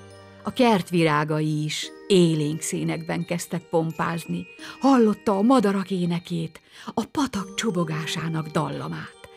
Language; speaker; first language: Hungarian; native; Hungarian